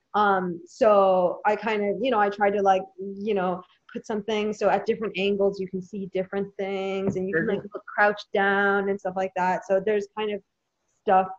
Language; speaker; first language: English; native; English